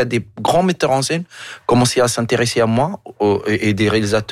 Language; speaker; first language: French; non-native, local second language; Arabic